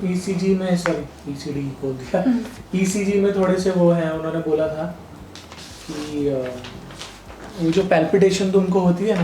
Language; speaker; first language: Hindi; native; Hindi